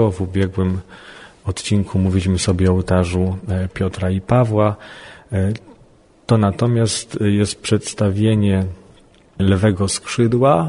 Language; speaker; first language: Polish; native; Polish